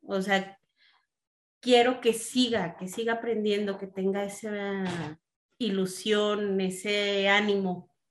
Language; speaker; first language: Spanish; native; Spanish